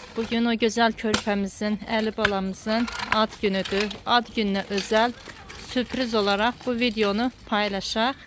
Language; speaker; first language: Azerbaijani; early bilingual, heritage; Azerbaijani